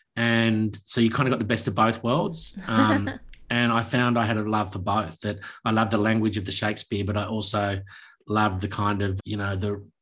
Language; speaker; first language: English; native; English